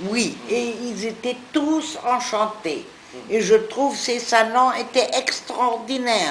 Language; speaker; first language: French; non-native, fluent; German